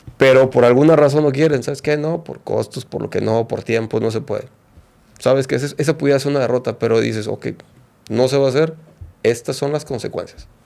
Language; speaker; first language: Spanish; native; Spanish